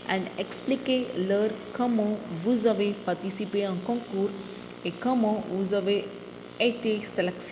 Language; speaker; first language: French; non-native, fluent; Tamil